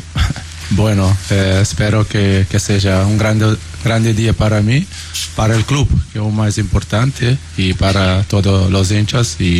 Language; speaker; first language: Spanish; non-native, learner; Portuguese